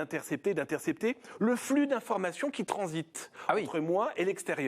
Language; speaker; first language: French; native; French